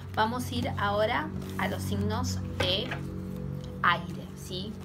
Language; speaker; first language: Spanish; native; Spanish